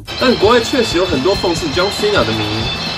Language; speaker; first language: Chinese; native; Chinese